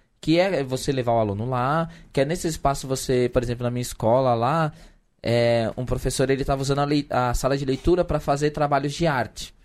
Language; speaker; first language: Portuguese; native; Portuguese